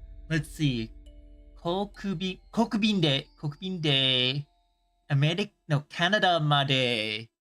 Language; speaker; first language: Japanese; non-native, learner; English